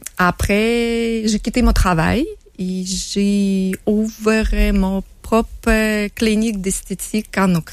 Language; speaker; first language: French; non-native, learner; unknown